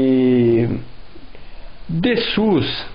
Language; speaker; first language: French; non-native, learner; Portuguese